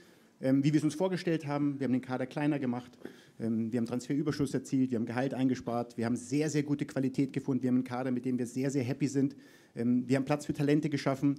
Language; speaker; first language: German; native; German